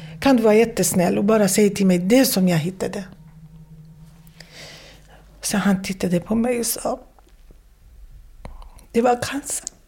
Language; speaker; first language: Swedish; non-native, fluent; Kurdish